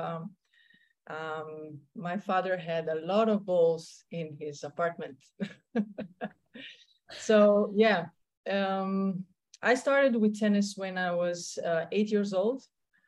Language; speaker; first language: English; non-native, fluent; Slovenian